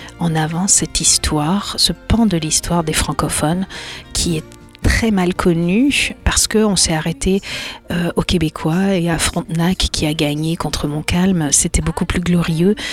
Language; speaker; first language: French; native; French